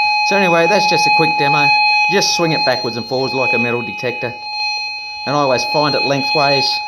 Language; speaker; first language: English; native; English